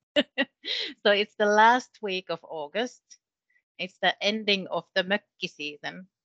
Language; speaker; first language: English; non-native, fluent; Finnish